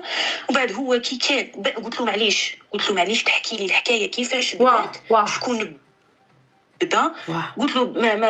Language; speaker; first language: Arabic; native; Arabic